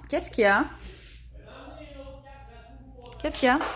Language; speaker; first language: French; native; French